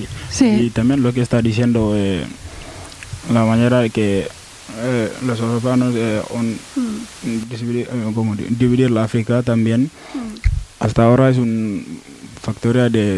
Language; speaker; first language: Spanish; non-native, learner; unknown